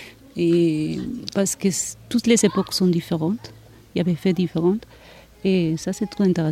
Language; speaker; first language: French; non-native, learner; Spanish